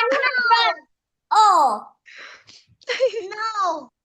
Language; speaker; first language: English; non-native, learner; Vietnamese